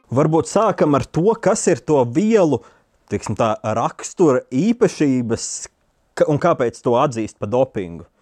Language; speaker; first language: Latvian; native; Latvian